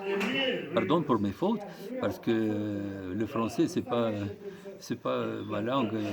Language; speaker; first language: French; non-native, fluent; Russian